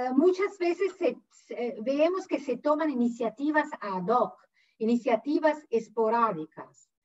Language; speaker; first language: Spanish; non-native, fluent; Italian